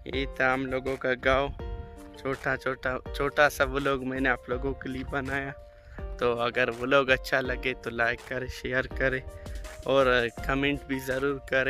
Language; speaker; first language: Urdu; non-native, local second language; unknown